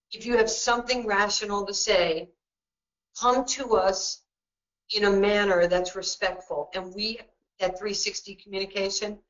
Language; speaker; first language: English; native; English